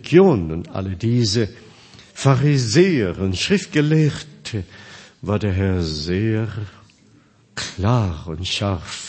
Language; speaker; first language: German; non-native, fluent; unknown